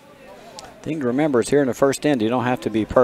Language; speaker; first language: English; native; English